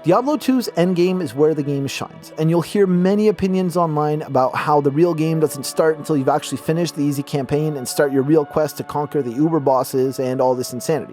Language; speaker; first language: English; native; English